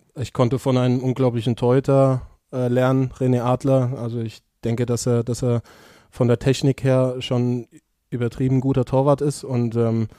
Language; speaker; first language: German; native; German